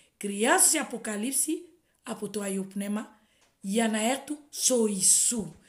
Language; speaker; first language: Greek; non-native, fluent; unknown